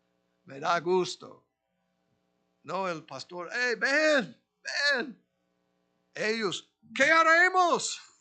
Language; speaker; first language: Spanish; non-native, fluent; English